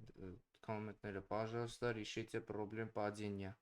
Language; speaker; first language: Russian; non-native, learner; Armenian